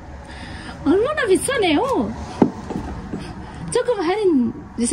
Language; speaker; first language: Korean; non-native, learner; Nepali